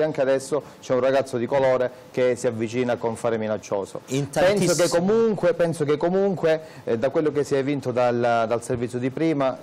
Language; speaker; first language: Italian; native; Italian